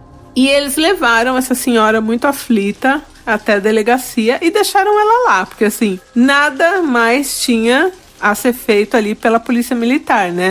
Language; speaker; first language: Portuguese; native; Portuguese